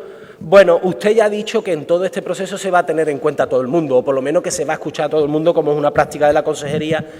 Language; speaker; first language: Spanish; native; Spanish